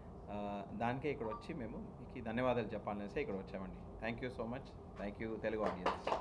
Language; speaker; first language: Telugu; native; Telugu